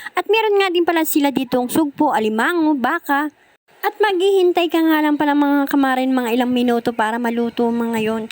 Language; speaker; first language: Filipino; native; Filipino